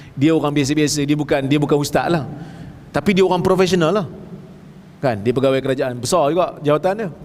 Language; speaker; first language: Malay; native; Malay